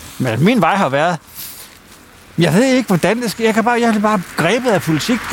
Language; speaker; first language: Danish; native; Danish